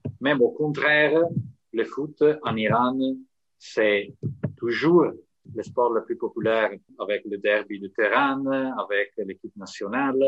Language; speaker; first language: French; non-native, fluent; Italian